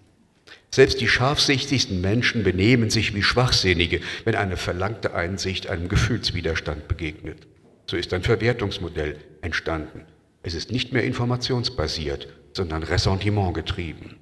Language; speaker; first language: German; native; German